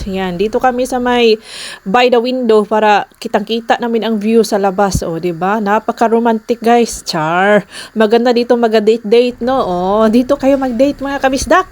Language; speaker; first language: Filipino; non-native, local second language; Cebuano